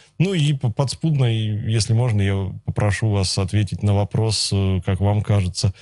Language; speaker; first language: Russian; native; Russian